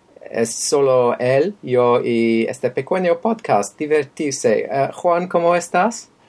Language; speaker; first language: Spanish; non-native, learner; English